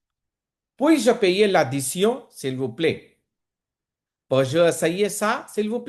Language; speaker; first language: French; non-native, fluent; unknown